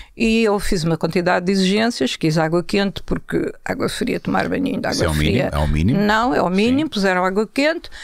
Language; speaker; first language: Portuguese; native; Portuguese